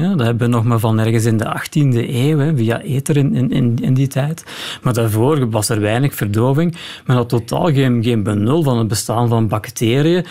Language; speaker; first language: Dutch; native; Dutch